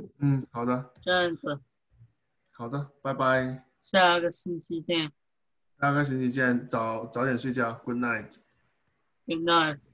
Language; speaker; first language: Chinese; early bilingual, heritage; English